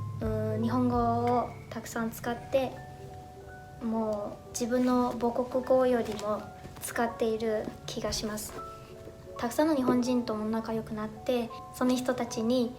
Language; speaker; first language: Japanese; non-native, fluent; Chinese